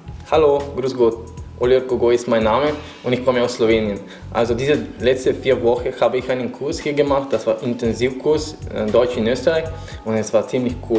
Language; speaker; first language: German; non-native, learner; Slovenian